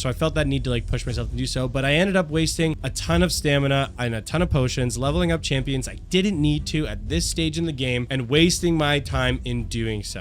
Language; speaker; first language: English; native; English